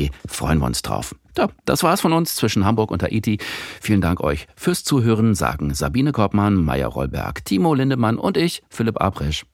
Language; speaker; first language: German; native; German